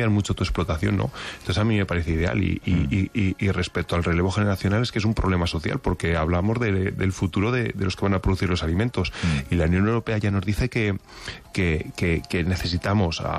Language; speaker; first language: Spanish; native; Spanish